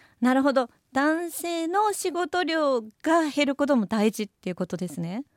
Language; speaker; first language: Japanese; native; Japanese